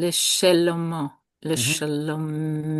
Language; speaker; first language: Hebrew; non-native, learner; English